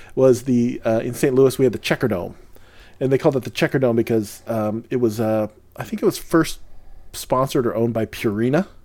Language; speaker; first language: English; early bilingual, other home language; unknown